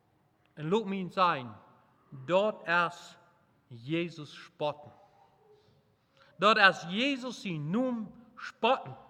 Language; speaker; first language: German; non-native, local second language; Plautdietsch